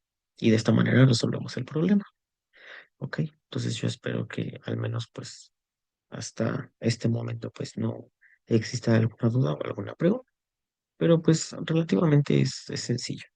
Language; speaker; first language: Spanish; native; Spanish